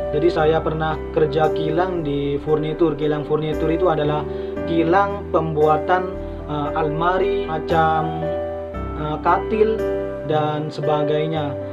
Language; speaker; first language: Indonesian; non-native, local second language; Madurese